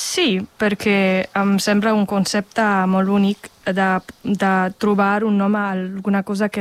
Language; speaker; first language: Catalan; non-native, fluent; Spanish